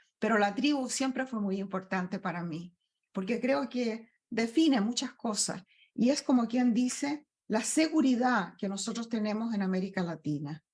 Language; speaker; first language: Spanish; native; Spanish